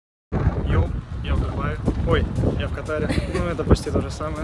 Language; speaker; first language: Russian; native; Russian